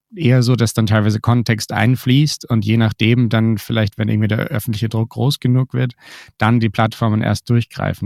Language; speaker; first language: German; native; German